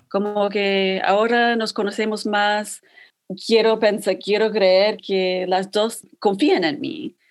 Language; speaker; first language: Spanish; non-native, fluent; English